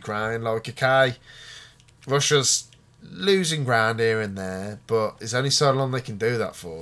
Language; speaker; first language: English; native; English